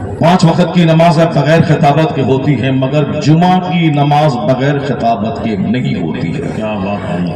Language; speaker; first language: Urdu; native; Urdu